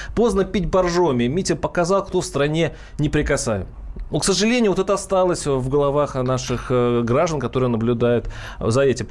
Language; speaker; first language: Russian; native; Russian